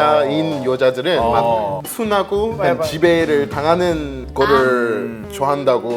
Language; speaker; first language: Korean; non-native, fluent; English